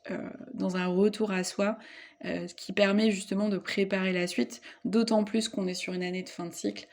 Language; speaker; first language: French; native; French